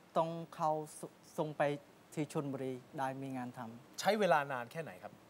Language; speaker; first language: Thai; non-native, learner; Khmer